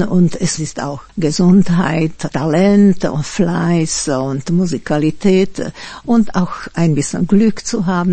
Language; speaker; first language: German; non-native, fluent; Slovak